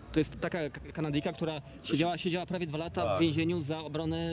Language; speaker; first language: Polish; native; Polish